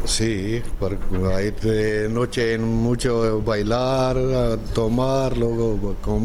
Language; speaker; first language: Spanish; non-native, learner; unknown